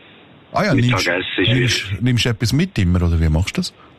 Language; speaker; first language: German; native; German